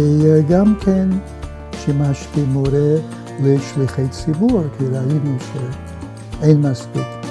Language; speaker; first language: Hebrew; non-native, fluent; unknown